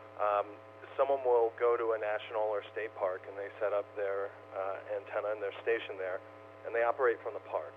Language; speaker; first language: English; native; English